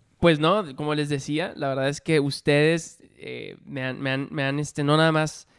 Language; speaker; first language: Spanish; native; Spanish